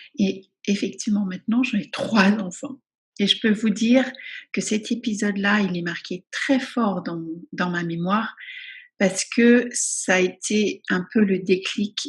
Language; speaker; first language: French; native; French